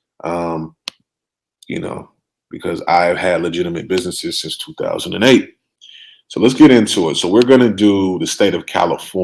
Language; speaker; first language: English; native; English